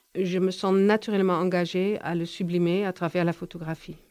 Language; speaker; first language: French; non-native, fluent; Dutch